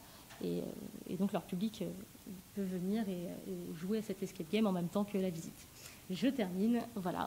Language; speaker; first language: French; native; French